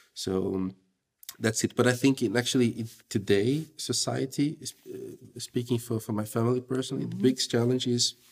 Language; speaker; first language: English; non-native, fluent; Portuguese